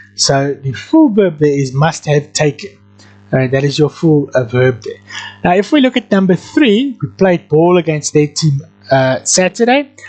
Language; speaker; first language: English; non-native, local second language; Afrikaans